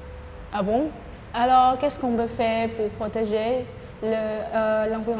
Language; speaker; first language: French; non-native, learner; Vietnamese